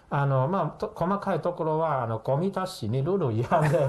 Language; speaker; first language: Japanese; non-native, fluent; Chinese